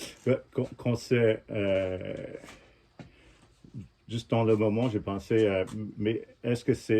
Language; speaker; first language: French; non-native, fluent; English